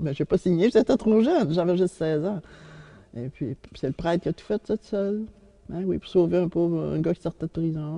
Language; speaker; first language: French; native; French